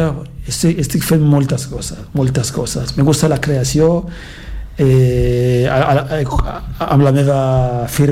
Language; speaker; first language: Catalan; non-native, fluent; Fula